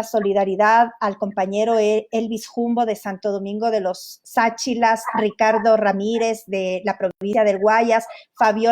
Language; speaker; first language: Spanish; native; Spanish